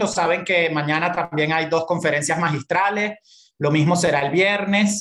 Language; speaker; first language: Spanish; native; Spanish